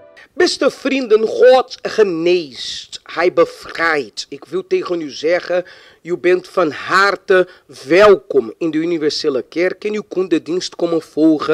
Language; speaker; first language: Dutch; non-native, fluent; Portuguese